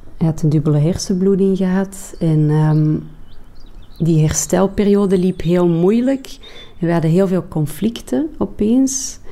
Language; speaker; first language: Dutch; native; Dutch